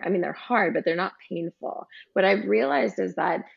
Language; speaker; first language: English; native; English